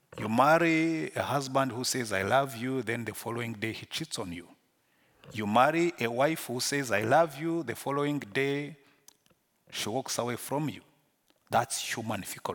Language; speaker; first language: English; non-native, local second language; Kinyarwanda